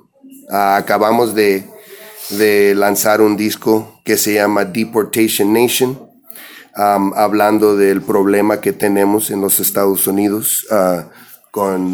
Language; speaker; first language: Spanish; early bilingual, heritage; English